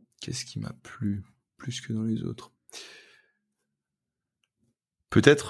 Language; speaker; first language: French; native; French